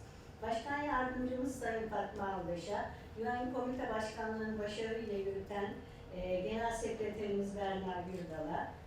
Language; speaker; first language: Turkish; native; Turkish